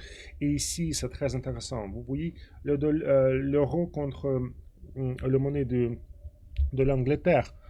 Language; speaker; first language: French; non-native, fluent; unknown